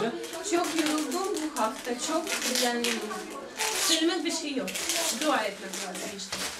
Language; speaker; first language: Turkish; non-native, fluent; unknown